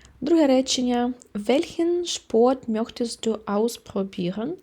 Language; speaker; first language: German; non-native, fluent; Ukrainian